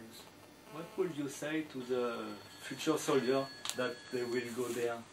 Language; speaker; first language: English; non-native, learner; French